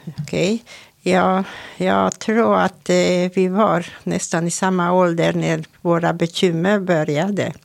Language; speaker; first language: Swedish; non-native, fluent; Hungarian